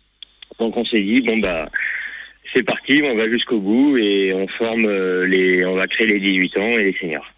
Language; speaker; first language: French; native; French